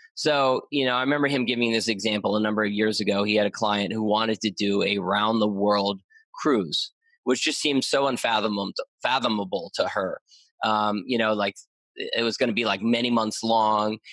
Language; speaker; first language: English; native; English